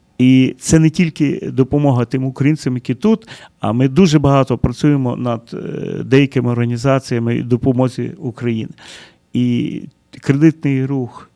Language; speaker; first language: Ukrainian; early bilingual, heritage; Ukrainian